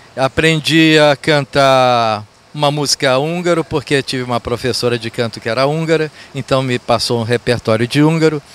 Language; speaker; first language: Portuguese; early bilingual, other home language; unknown